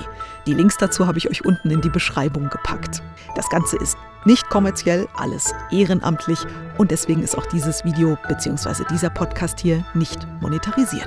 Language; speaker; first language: German; native; German